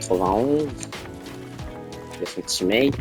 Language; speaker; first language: French; native; French